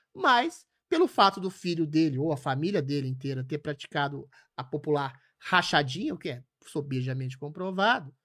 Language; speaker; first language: Portuguese; native; Portuguese